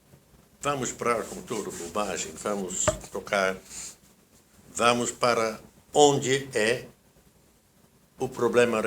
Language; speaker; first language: Portuguese; non-native, fluent; Dutch